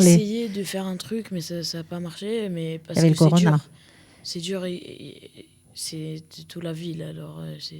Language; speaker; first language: French; early bilingual, heritage; French